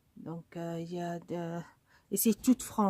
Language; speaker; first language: French; non-native, local second language; Arabic